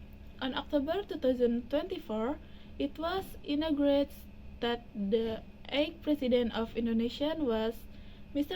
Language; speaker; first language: English; non-native, learner; Indonesian